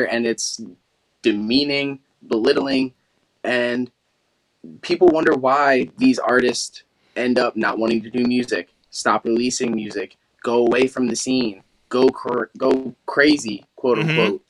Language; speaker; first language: English; native; English